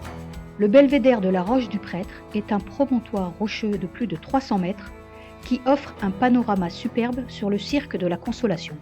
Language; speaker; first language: French; native; French